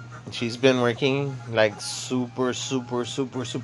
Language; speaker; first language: English; early bilingual, other home language; Spanish